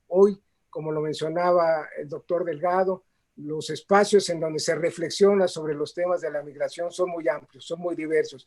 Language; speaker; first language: Spanish; native; Spanish